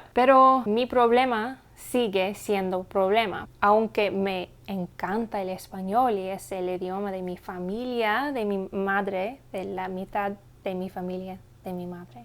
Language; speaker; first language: Spanish; non-native, learner; English